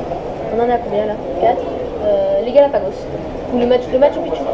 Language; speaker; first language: French; native; French